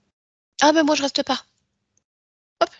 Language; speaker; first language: French; native; French